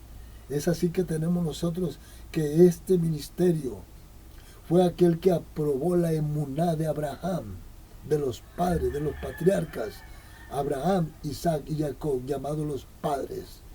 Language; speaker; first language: Spanish; native; Spanish